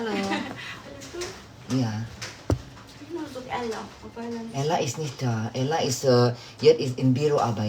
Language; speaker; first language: German; non-native, learner; Indonesian